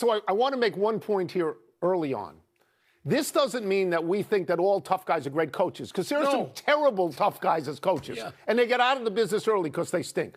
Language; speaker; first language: English; native; English